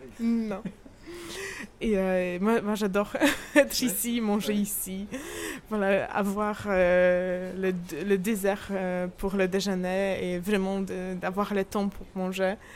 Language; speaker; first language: French; non-native, fluent; Polish